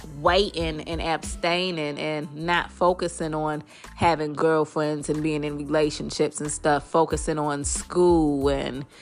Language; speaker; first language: English; native; English